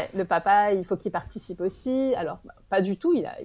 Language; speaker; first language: French; native; French